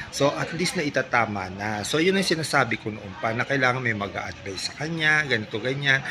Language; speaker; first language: Filipino; non-native, local second language; Waray